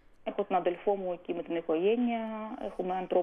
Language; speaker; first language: Greek; non-native, fluent; Armenian